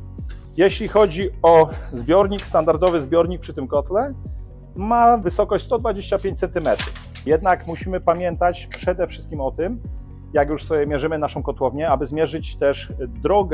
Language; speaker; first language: Polish; native; Polish